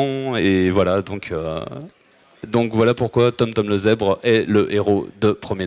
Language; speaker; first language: French; native; French